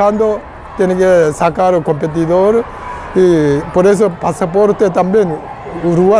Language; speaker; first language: Spanish; non-native, learner; Korean